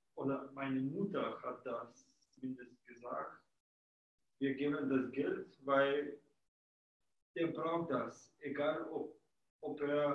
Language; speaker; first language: German; non-native, fluent; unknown